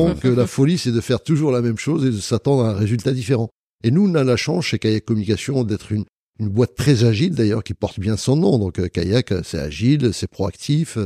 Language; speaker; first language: French; non-native, local second language; Arabic